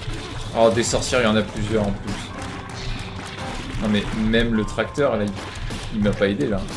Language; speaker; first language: French; native; French